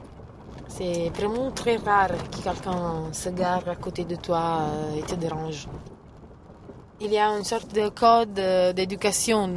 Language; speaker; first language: French; non-native, fluent; Italian